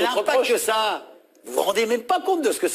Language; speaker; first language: French; native; French